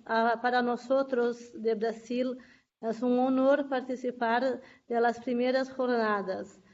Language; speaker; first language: Spanish; non-native, fluent; Portuguese